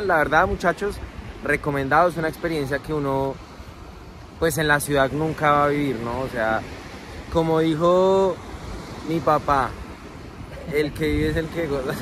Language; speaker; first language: Spanish; native; Spanish